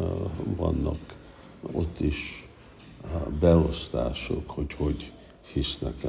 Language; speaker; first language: Hungarian; early bilingual, heritage; Hungarian